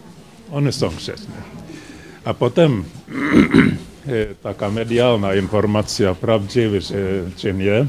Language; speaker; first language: Polish; non-native, learner; Finnish